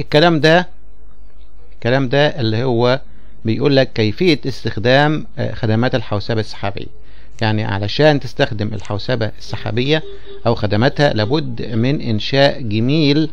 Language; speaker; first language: Arabic; native; Arabic